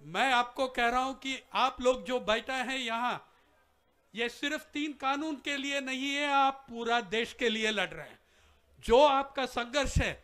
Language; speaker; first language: Hindi; non-native, local second language; Telugu